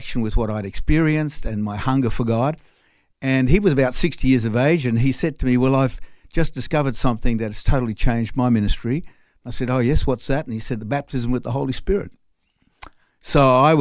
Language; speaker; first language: English; non-native, local second language; French